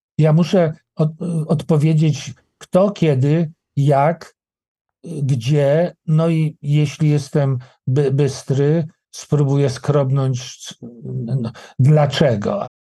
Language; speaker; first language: Polish; native; Polish